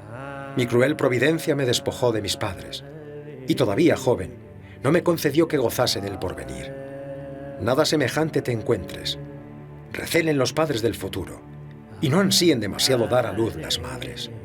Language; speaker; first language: Spanish; native; Spanish